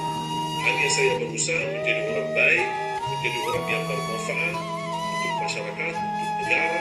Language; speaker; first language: Indonesian; non-native, fluent; Arabic